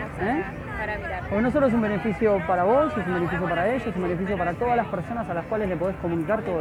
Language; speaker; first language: Spanish; native; Spanish